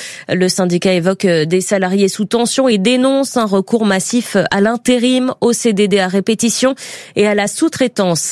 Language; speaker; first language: French; native; French